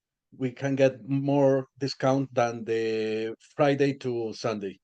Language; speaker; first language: English; non-native, learner; Spanish